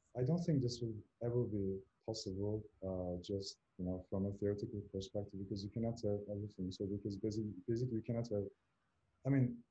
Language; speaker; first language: English; non-native, fluent; Turkish